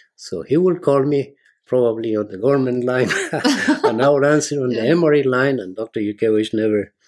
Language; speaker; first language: English; non-native, fluent; Spanish